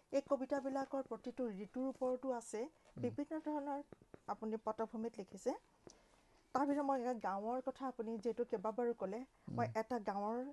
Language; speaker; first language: Assamese; native; Assamese